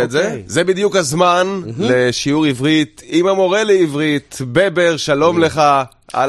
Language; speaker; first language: Hebrew; native; Hebrew